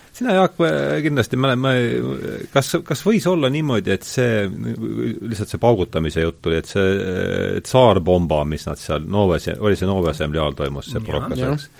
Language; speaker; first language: Estonian; native; Estonian